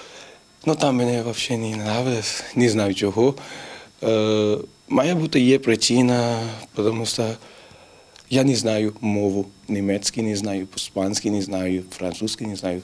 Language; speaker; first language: Ukrainian; non-native, learner; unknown